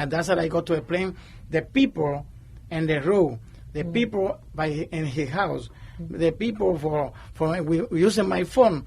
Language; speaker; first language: English; non-native, learner; Spanish